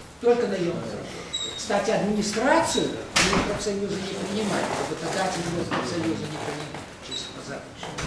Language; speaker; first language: Russian; native; Russian